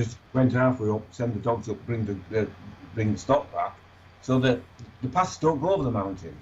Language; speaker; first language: English; native; English